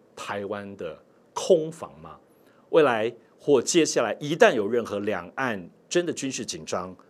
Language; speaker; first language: Chinese; native; Chinese